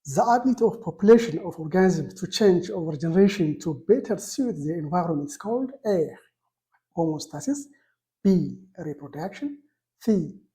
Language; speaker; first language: English; non-native, local second language; Amharic